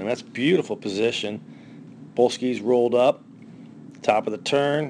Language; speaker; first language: English; native; English